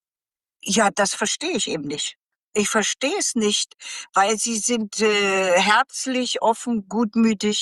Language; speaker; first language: German; native; German